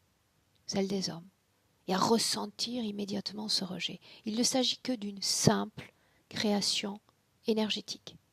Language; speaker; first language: French; native; French